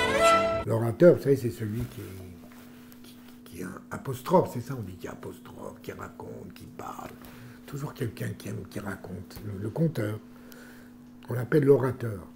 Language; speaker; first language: French; native; French